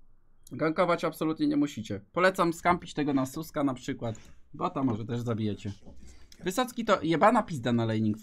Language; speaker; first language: Polish; native; Polish